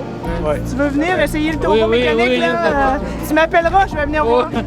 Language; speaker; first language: French; native; French